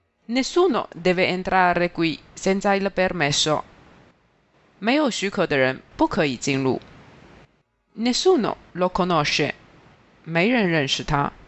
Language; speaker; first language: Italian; non-native, fluent; Chinese